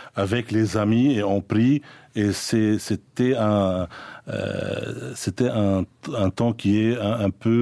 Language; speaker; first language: French; non-native, fluent; Spanish